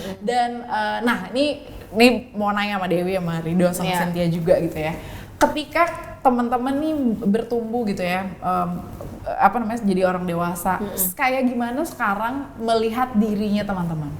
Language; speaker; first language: Indonesian; native; Indonesian